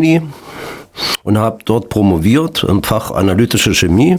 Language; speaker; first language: German; native; German